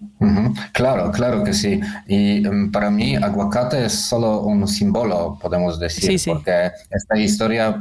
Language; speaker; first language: Spanish; non-native, learner; Polish